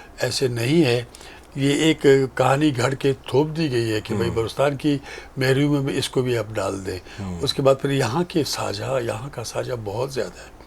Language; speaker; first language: Urdu; non-native, local second language; Pashto